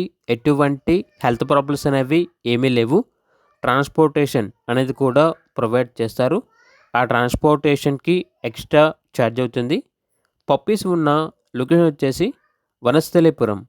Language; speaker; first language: Telugu; native; Telugu